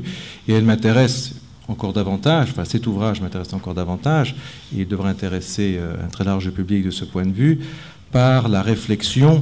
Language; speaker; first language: French; native; French